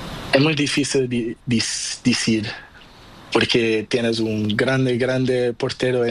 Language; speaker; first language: Spanish; non-native, learner; Portuguese